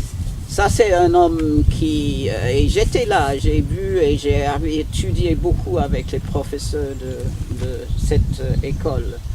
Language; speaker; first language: French; non-native, fluent; English